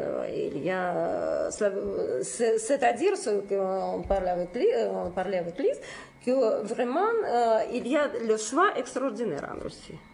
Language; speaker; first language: French; non-native, fluent; Russian